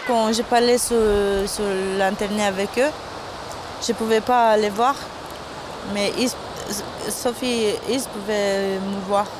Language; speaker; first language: French; non-native, fluent; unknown